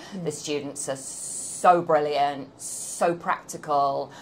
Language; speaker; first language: English; native; English